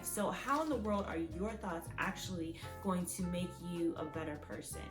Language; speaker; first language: English; native; English